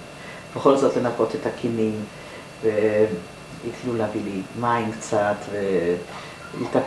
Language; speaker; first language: Hebrew; non-native, fluent; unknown